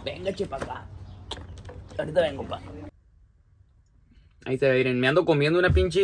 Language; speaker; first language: Spanish; early bilingual, heritage; Spanish